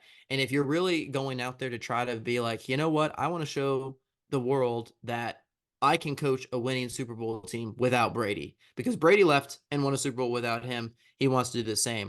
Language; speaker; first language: English; native; English